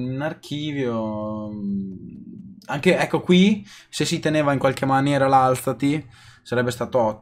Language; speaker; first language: Italian; native; Italian